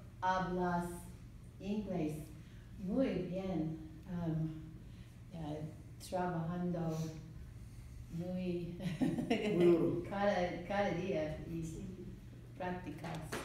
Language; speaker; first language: Spanish; non-native, learner; English